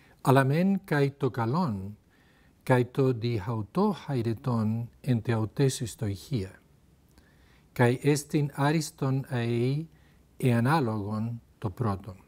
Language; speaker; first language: Greek; non-native, fluent; Spanish